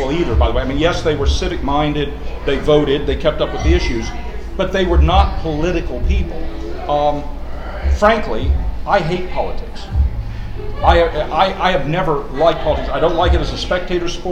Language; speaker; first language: English; native; English